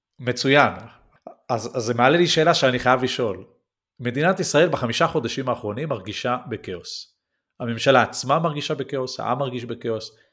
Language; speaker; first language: Hebrew; native; Hebrew